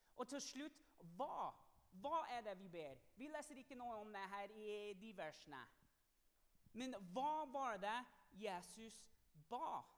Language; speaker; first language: Norwegian; non-native, fluent; English